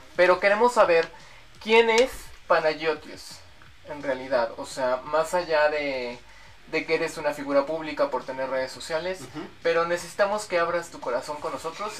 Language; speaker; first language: Spanish; native; Spanish